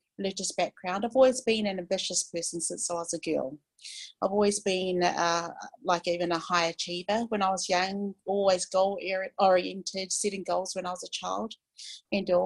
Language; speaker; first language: English; native; English